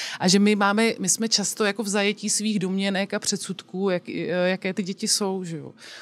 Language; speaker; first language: Czech; native; Czech